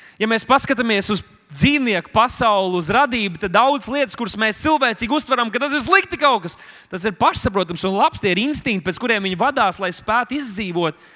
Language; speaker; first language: Latvian; native; Latvian